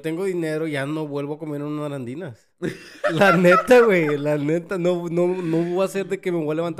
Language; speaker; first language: Spanish; early bilingual, heritage; Spanish